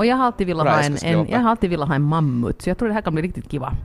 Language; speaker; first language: Swedish; native; Swedish